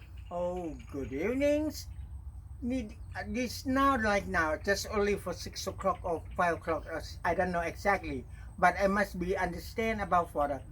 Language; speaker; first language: English; non-native, learner; Thai